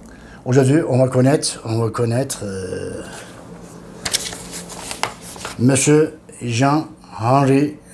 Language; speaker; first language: French; non-native, learner; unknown